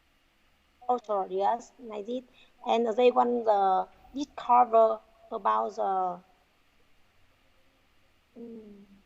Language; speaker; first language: English; non-native, learner; Vietnamese